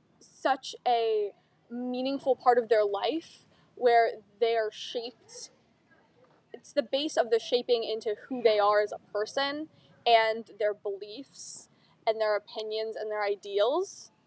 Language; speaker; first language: English; native; English